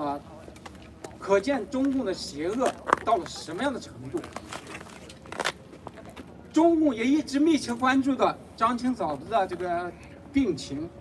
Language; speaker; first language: Chinese; native; Chinese